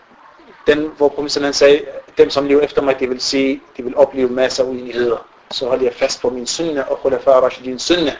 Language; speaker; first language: Danish; non-native, fluent; Arabic